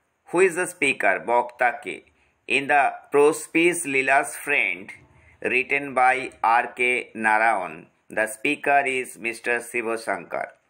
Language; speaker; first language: English; non-native, local second language; Bangla